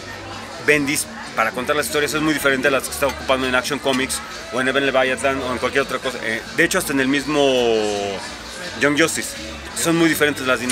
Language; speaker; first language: Spanish; native; Spanish